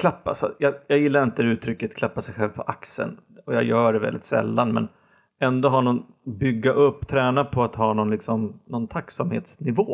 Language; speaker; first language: Swedish; native; Swedish